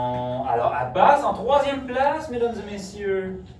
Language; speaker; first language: French; native; French